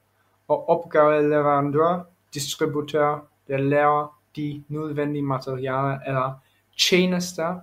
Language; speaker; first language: Danish; non-native, learner; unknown